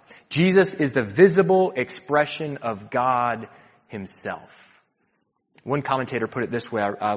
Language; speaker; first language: English; native; English